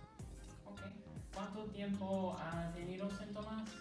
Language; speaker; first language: Spanish; non-native, learner; English